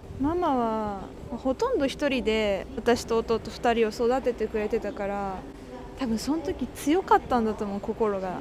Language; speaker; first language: Japanese; native; Japanese